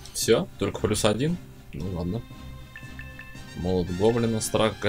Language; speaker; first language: Russian; native; Russian